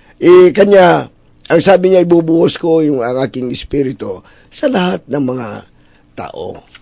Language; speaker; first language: Filipino; non-native, local second language; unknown